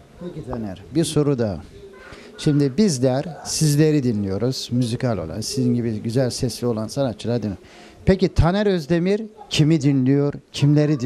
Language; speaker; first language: Turkish; native; Turkish